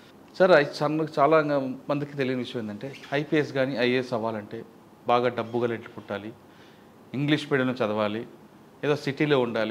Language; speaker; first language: Telugu; native; Telugu